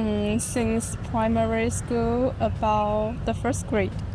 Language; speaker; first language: English; non-native, fluent; Danish